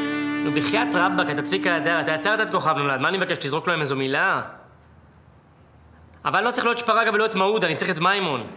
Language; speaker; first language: Hebrew; native; Hebrew